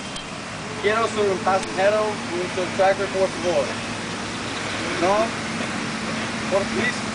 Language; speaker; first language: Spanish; non-native, learner; English